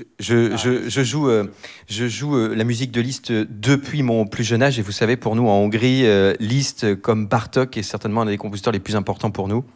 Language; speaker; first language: French; native; French